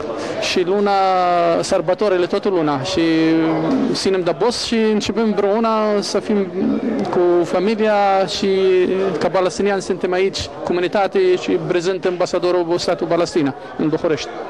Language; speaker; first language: Romanian; non-native, learner; Arabic